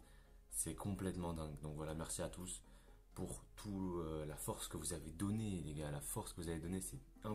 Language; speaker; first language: French; native; French